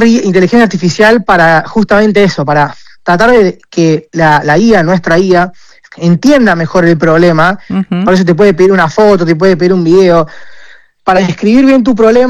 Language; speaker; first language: Spanish; native; Spanish